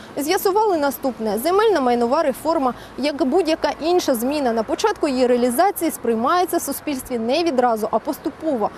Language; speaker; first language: Ukrainian; native; Ukrainian